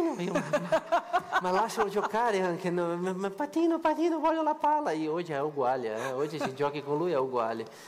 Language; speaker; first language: Italian; non-native, fluent; Portuguese